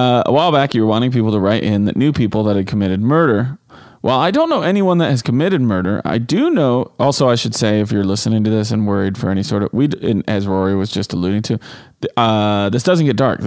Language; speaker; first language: English; native; English